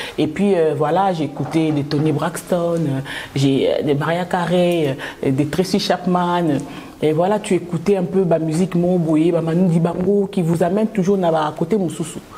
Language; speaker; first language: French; non-native, local second language; Lingala